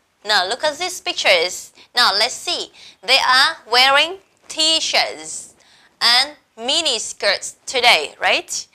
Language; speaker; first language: English; non-native, fluent; Vietnamese